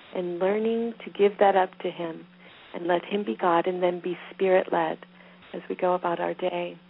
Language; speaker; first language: English; native; English